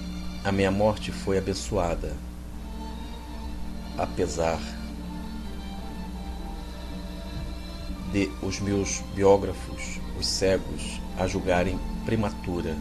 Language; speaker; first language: Portuguese; native; Portuguese